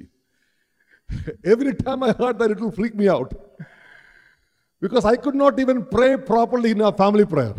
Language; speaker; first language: English; non-native, local second language; Malayalam